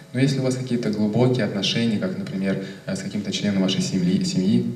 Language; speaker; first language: Russian; native; Russian